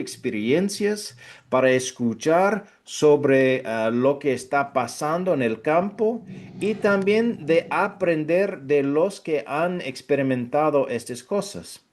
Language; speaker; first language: Spanish; non-native, fluent; English